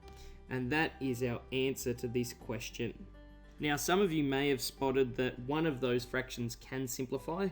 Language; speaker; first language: English; native; English